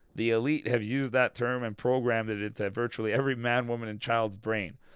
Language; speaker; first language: English; native; English